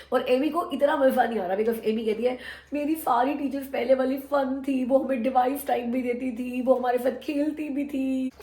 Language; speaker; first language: Hindi; native; Hindi